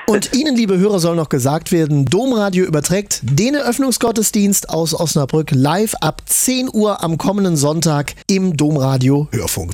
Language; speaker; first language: German; native; German